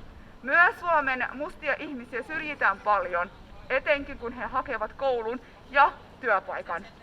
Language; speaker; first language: Finnish; early bilingual, other home language; Somali